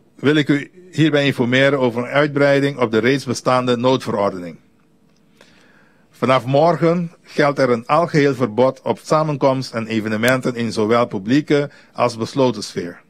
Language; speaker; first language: Dutch; native; Dutch